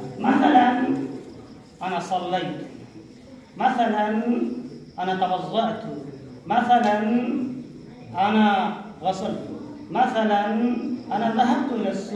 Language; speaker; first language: Arabic; non-native, fluent; Urdu